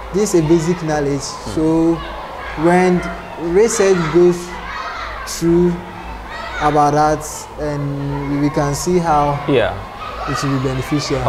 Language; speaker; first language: English; non-native, local second language; Akan